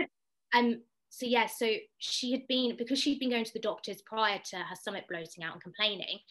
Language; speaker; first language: English; native; English